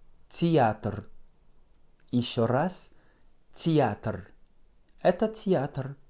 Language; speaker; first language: Russian; non-native, fluent; French